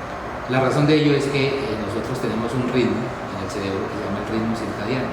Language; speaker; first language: Spanish; native; Spanish